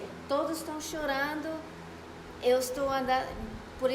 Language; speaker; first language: Portuguese; non-native, fluent; Spanish